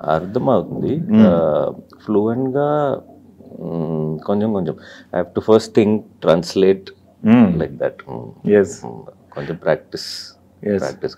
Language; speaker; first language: Telugu; non-native, learner; Malayalam